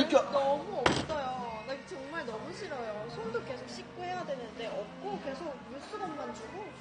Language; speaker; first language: Korean; early bilingual, heritage; Korean